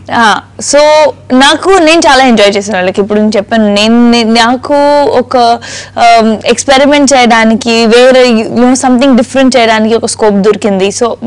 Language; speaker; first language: Telugu; non-native, learner; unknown